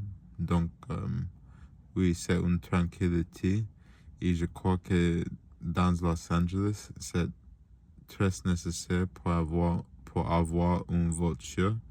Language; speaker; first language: French; non-native, learner; Spanish